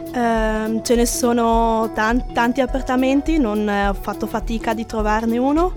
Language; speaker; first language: Italian; non-native, local second language; German